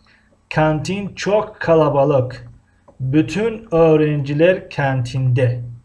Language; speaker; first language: Turkish; non-native, fluent; Tajik